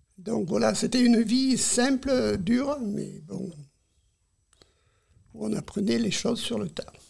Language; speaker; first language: French; native; French